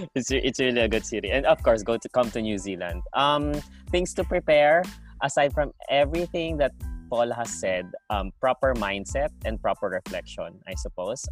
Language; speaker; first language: English; non-native, local second language; Filipino